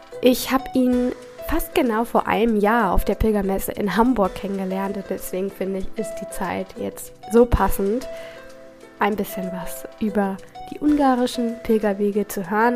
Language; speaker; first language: German; native; German